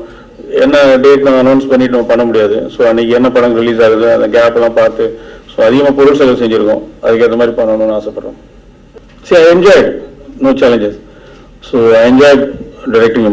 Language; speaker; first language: Tamil; native; Tamil